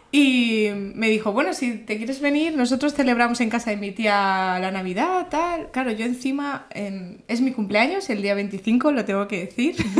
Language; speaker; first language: Spanish; early bilingual, other home language; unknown